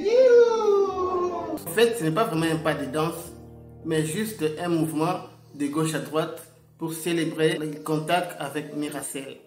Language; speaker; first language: French; non-native, local second language; Lingala